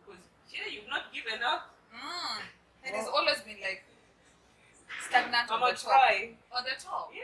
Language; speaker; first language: English; non-native, local second language; Swahili